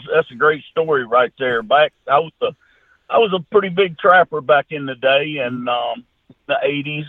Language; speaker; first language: English; native; English